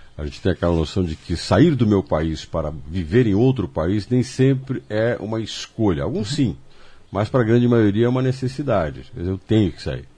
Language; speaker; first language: Portuguese; native; Portuguese